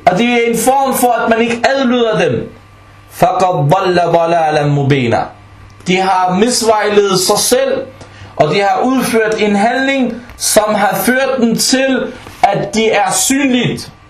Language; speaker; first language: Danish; non-native, local second language; Arabic